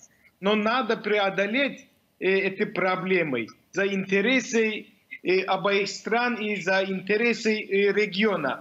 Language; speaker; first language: Russian; non-native, fluent; Turkish